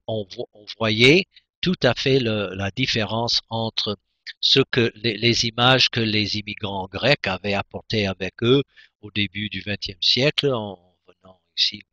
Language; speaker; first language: French; non-native, fluent; English